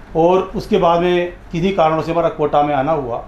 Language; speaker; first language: Hindi; native; Hindi